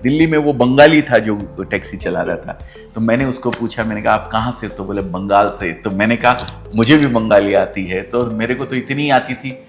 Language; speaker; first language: Hindi; native; Hindi